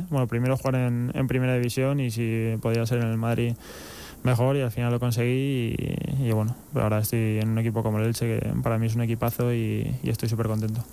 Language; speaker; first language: Spanish; native; Spanish